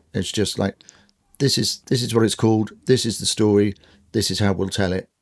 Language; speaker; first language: English; native; English